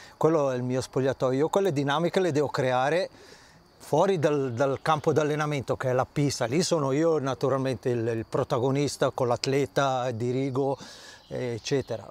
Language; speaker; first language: Italian; native; Italian